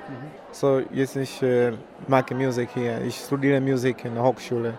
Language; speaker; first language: German; non-native, learner; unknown